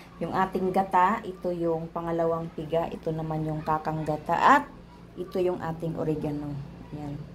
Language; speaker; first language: Filipino; non-native, local second language; Cebuano